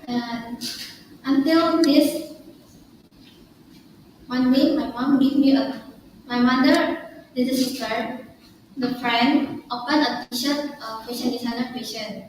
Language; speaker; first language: English; non-native, learner; Indonesian